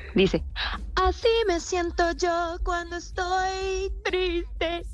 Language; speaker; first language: Spanish; early bilingual, heritage; Spanish